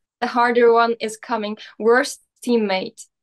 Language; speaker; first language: English; non-native, learner; Turkish